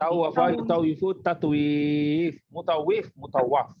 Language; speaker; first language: Arabic; non-native, fluent; Malay